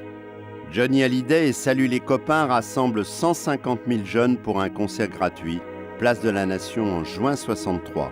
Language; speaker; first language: French; native; French